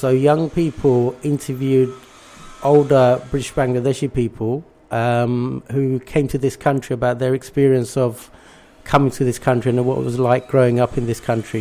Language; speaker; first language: English; early bilingual, other home language; Bangla